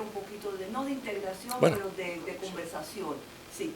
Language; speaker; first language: Spanish; native; Spanish